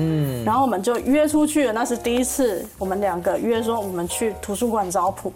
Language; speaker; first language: Chinese; native; Chinese